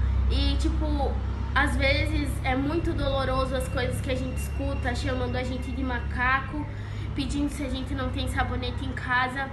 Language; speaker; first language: Portuguese; non-native, fluent; Haitian Creole